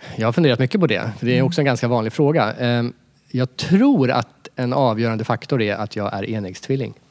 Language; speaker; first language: Swedish; native; Swedish